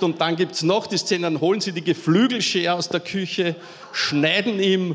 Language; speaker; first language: German; native; German